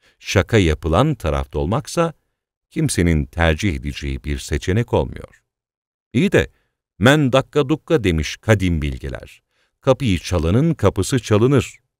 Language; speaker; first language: Turkish; native; Turkish